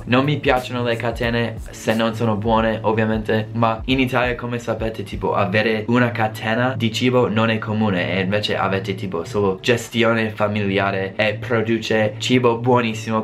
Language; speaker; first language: Italian; non-native, fluent; English